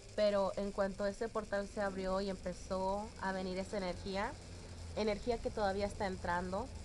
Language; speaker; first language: Spanish; early bilingual, heritage; Spanish